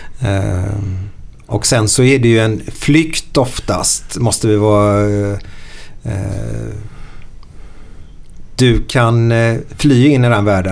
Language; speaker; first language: Swedish; native; Swedish